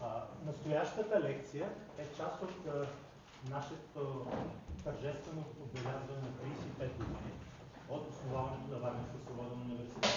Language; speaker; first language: Bulgarian; native; Bulgarian